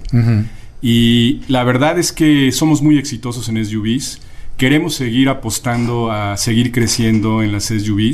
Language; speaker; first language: Spanish; native; Spanish